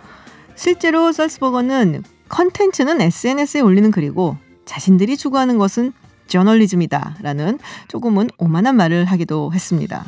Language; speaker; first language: Korean; native; Korean